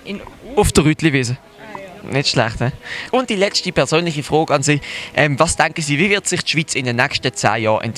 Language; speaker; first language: German; native; German